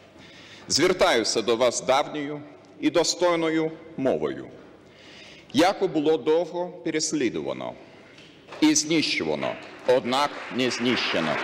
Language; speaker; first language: Ukrainian; non-native, learner; Lithuanian